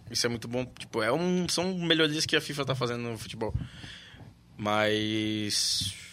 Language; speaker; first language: Portuguese; native; Portuguese